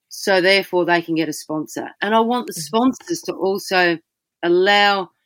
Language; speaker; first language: English; native; English